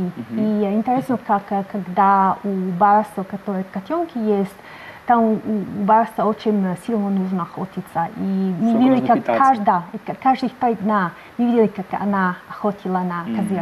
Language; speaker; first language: Russian; non-native, learner; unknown